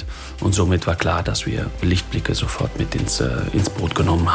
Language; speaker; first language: German; early bilingual, other home language; Italian